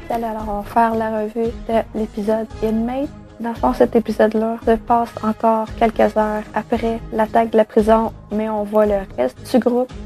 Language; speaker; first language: French; native; French